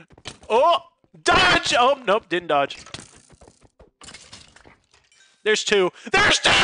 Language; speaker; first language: English; native; English